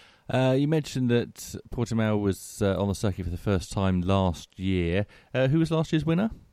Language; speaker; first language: English; native; English